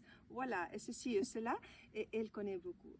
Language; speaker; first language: French; non-native, fluent; Spanish